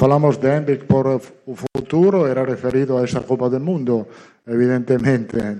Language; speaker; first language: Portuguese; non-native, learner; Italian